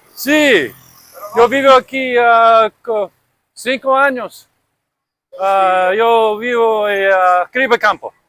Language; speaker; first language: Spanish; non-native, learner; English